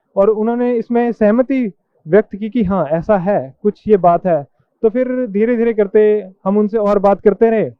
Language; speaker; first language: Hindi; native; Hindi